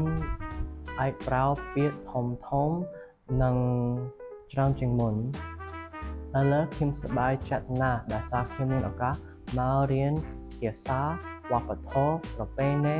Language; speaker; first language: Khmer; non-native, learner; English